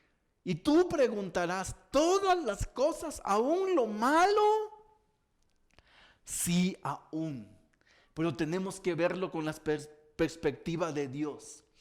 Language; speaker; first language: Spanish; native; Spanish